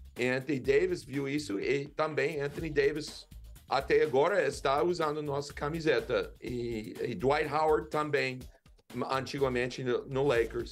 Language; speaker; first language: Portuguese; non-native, learner; English